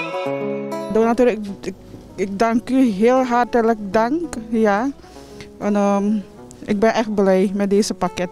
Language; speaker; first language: Dutch; non-native, local second language; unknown